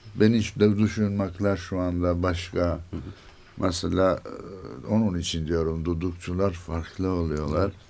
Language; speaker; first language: Turkish; non-native, learner; Armenian